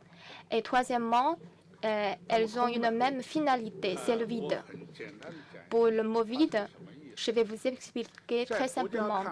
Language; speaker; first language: French; non-native, fluent; Chinese